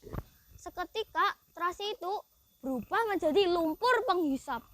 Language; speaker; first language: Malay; non-native, local second language; Javanese